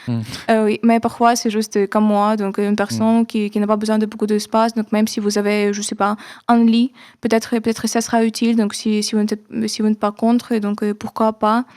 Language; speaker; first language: French; non-native, fluent; Ukrainian